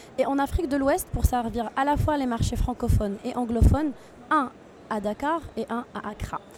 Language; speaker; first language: French; non-native, local second language; Arabic